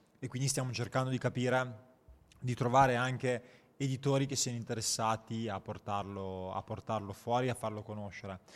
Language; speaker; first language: Italian; native; Italian